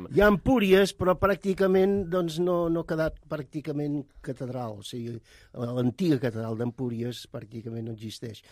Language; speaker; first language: Catalan; native; Catalan